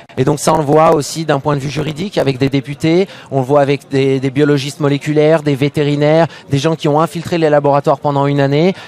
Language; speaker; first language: French; native; French